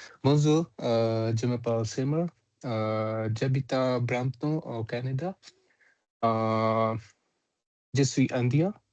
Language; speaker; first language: French; non-native, learner; Punjabi